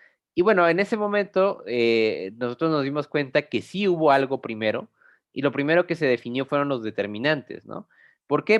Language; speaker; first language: Spanish; native; Spanish